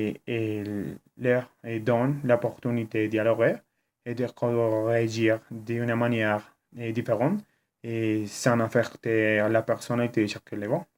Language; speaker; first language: French; non-native, learner; Spanish